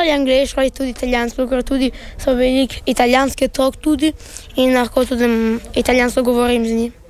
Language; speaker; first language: Slovenian; early bilingual, heritage; Slovenian